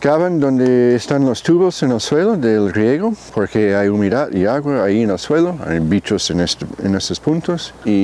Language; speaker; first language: Spanish; non-native, fluent; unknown